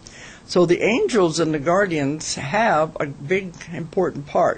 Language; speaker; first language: English; native; English